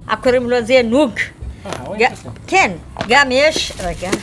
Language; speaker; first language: Hebrew; non-native, fluent; Amharic